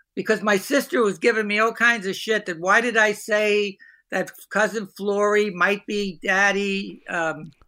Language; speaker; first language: English; native; English